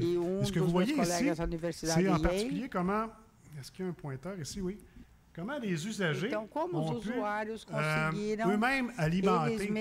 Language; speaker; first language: French; native; French